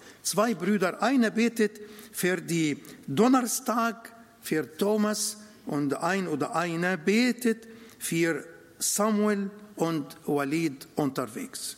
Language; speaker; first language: German; non-native, fluent; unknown